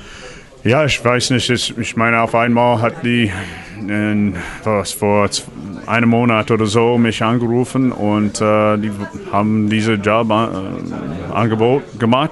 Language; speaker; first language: German; non-native, learner; English